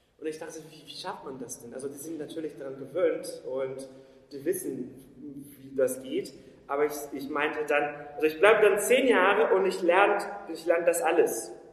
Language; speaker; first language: German; non-native, fluent; Portuguese